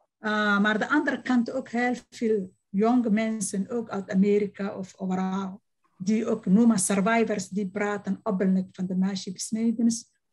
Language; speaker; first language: Dutch; non-native, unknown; Somali